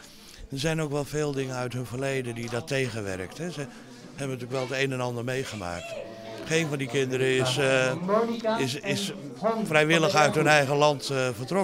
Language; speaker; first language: Dutch; native; Dutch